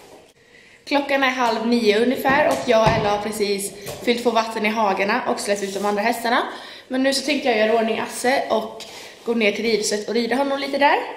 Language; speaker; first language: Swedish; native; Swedish